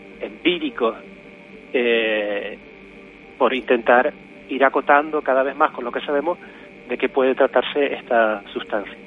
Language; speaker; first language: Spanish; native; Spanish